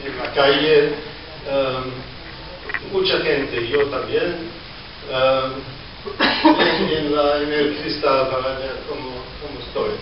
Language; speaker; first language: Spanish; non-native, learner; English